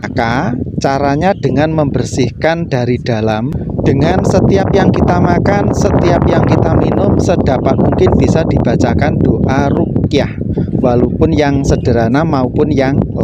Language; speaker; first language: Indonesian; native; Indonesian